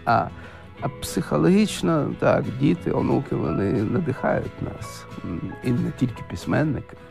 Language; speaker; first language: Ukrainian; non-native, local second language; Russian